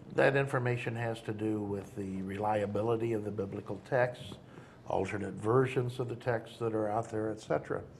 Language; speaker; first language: English; native; English